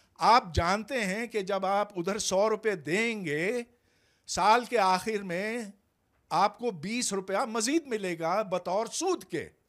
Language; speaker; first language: Urdu; native; Urdu